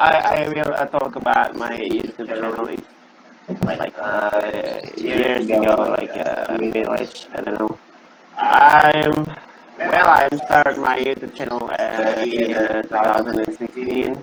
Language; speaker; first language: English; non-native, learner; Indonesian